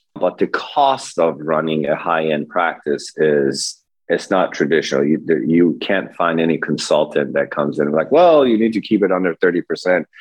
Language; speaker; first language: English; early bilingual, other home language; Persian